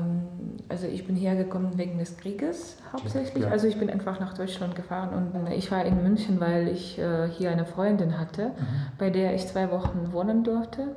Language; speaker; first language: German; non-native, fluent; Russian